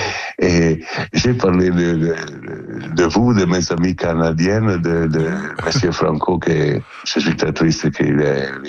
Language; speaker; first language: French; non-native, fluent; Italian